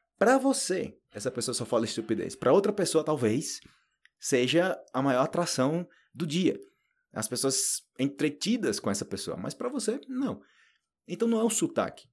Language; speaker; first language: Portuguese; native; Portuguese